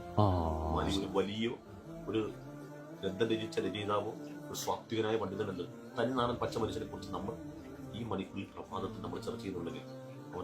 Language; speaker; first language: Malayalam; native; Malayalam